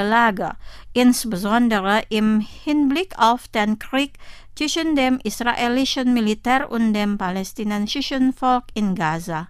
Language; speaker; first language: German; non-native, fluent; Indonesian